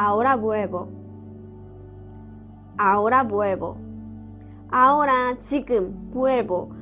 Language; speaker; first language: Spanish; non-native, fluent; Korean